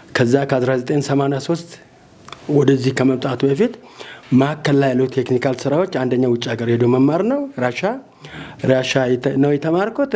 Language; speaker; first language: Amharic; native; Amharic